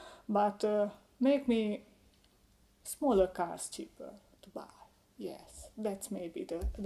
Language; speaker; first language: English; non-native, learner; Hungarian